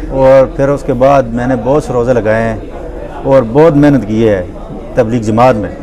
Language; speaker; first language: Urdu; non-native, local second language; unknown